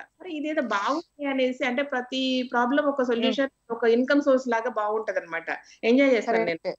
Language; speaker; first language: Telugu; native; Telugu